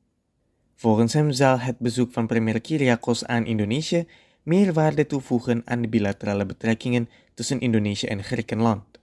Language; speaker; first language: Dutch; non-native, fluent; Indonesian